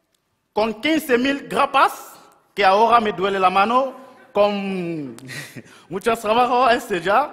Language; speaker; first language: Spanish; non-native, local second language; French